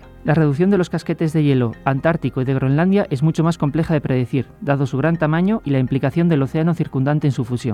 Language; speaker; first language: Spanish; native; Spanish